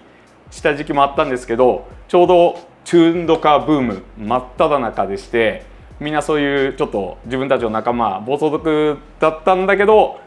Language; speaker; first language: Japanese; native; Japanese